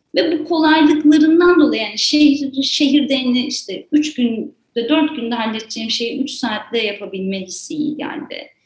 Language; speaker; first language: Turkish; native; Turkish